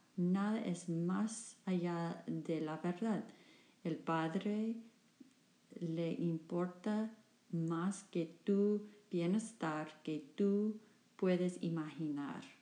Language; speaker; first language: Spanish; non-native, learner; English